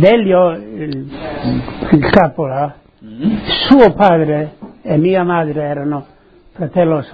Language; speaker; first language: Italian; early bilingual, heritage; Italian